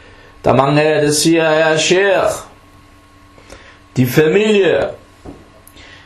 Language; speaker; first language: Danish; non-native, fluent; Arabic